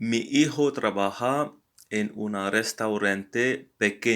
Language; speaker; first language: Spanish; non-native, learner; English